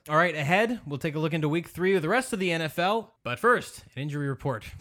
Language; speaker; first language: English; native; English